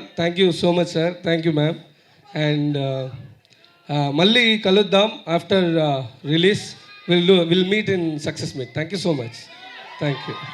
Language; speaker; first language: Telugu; non-native, learner; Tamil